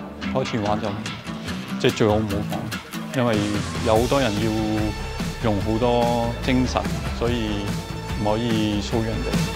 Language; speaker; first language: Cantonese; non-native, fluent; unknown